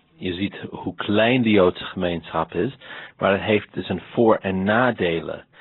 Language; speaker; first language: Dutch; non-native, fluent; English